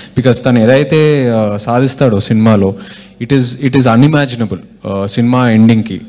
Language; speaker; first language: Telugu; native; Telugu